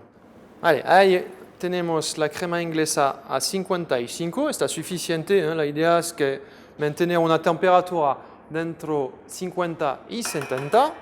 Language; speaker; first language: Spanish; non-native, fluent; French